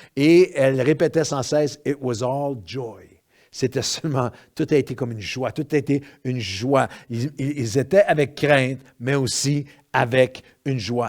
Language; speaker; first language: French; native; French